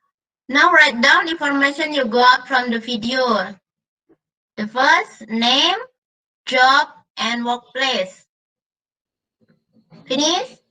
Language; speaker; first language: English; non-native, learner; Indonesian